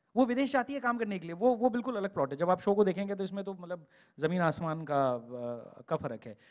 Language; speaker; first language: Hindi; native; Hindi